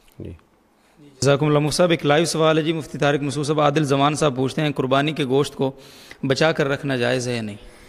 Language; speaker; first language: Urdu; native; Urdu